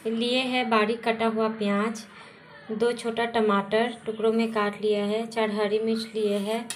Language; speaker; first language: Hindi; non-native, local second language; Bangla